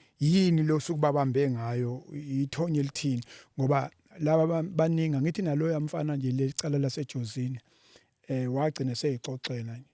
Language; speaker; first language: Zulu; native; Zulu